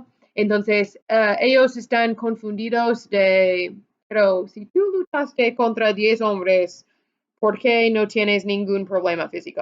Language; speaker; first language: Spanish; non-native, fluent; English